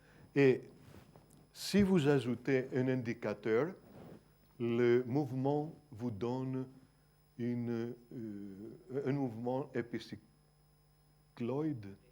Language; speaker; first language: French; non-native, fluent; Greek